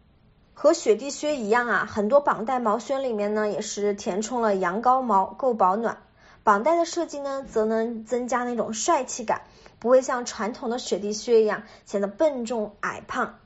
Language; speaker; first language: Chinese; native; Chinese